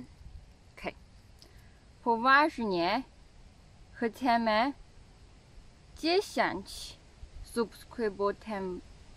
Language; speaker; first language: Polish; non-native, learner; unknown